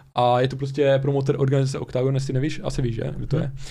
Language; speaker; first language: Czech; early bilingual, other home language; Slovak